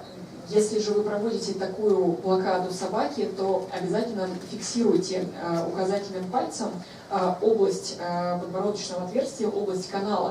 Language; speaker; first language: Russian; native; Russian